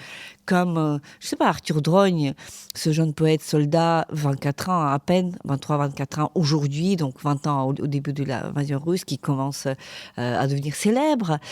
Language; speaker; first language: French; non-native, fluent; Ukrainian